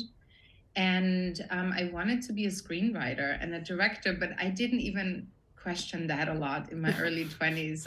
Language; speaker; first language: English; non-native, fluent; German